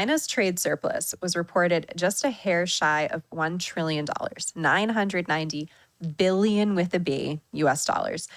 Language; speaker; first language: English; native; English